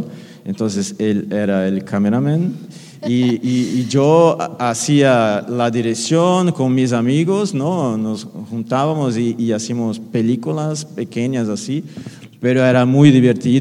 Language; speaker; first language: Spanish; non-native, fluent; Portuguese